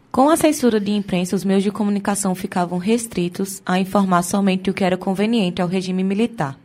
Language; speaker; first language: Portuguese; native; Portuguese